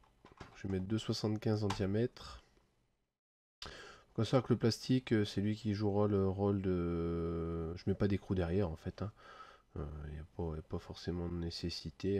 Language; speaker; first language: French; native; French